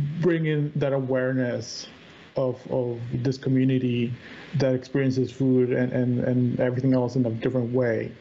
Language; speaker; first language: English; native; English